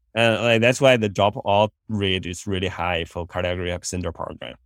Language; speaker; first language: English; non-native, fluent; Chinese